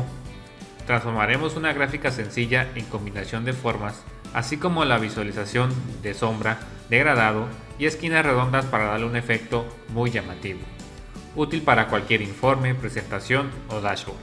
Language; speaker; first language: Spanish; native; Spanish